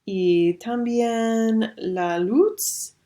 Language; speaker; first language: Spanish; non-native, learner; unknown